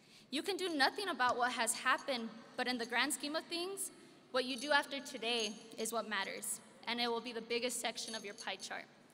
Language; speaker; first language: English; early bilingual, other home language; Spanish